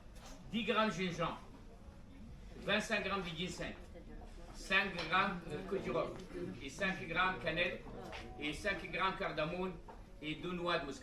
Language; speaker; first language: French; non-native, learner; Arabic